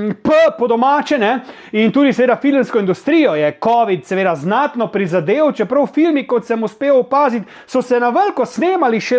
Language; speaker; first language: Slovenian; native; Slovenian